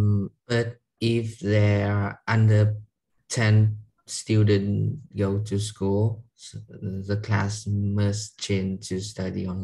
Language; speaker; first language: English; non-native, learner; Vietnamese